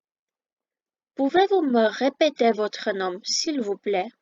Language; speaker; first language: French; non-native, fluent; Armenian